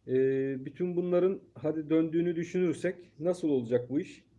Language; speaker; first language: Turkish; native; Turkish